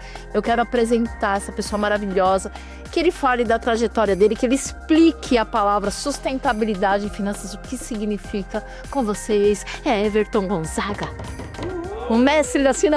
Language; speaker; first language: Portuguese; native; Portuguese